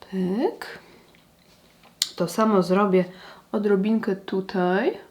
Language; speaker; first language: Polish; native; Polish